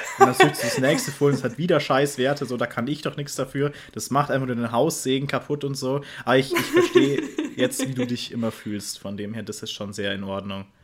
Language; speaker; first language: German; native; German